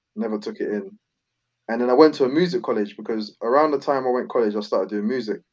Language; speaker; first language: English; native; English